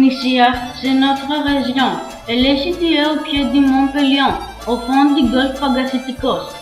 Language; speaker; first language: French; non-native, learner; Greek